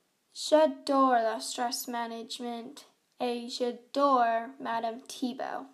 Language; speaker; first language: French; non-native, learner; English